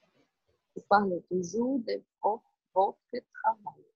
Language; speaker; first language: French; non-native, learner; Portuguese